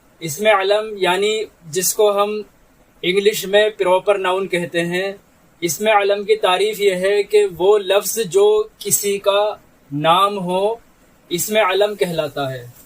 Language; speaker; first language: Urdu; native; Urdu